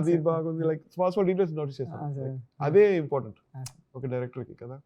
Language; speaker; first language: Telugu; non-native, learner; Tamil